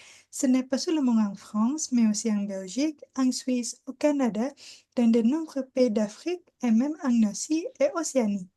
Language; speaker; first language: French; non-native, learner; Indonesian